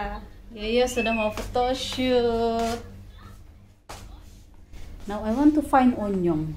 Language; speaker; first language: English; non-native, learner; Malay